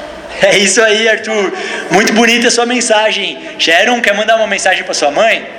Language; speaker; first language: Portuguese; native; Portuguese